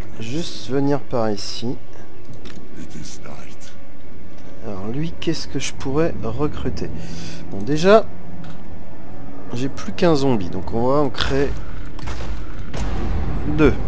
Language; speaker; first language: French; native; French